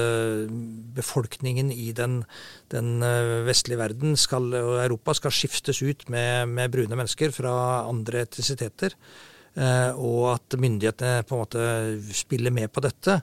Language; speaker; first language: Norwegian; native; Norwegian